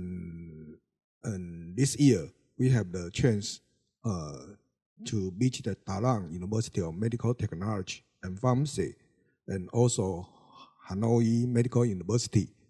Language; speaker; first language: English; non-native, learner; Chinese